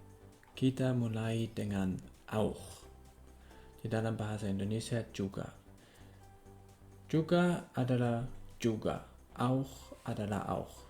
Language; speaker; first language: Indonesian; non-native, fluent; German